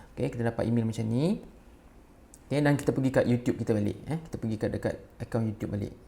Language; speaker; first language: Malay; native; Malay